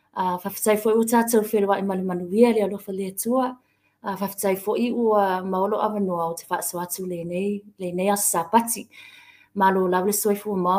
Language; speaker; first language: English; native; English